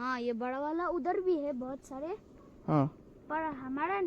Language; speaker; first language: Hindi; non-native, local second language; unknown